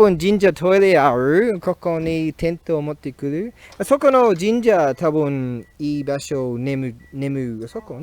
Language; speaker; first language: Japanese; non-native, learner; English